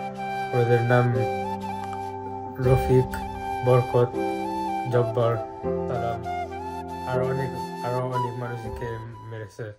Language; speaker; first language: Bangla; early bilingual, heritage; Bangla